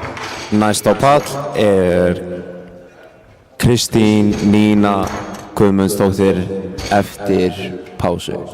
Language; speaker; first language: Icelandic; native; Icelandic